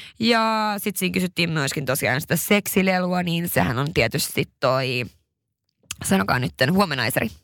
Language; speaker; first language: Finnish; early bilingual, heritage; Swedish